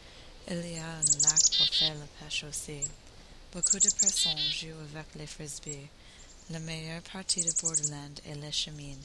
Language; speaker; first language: French; non-native, learner; English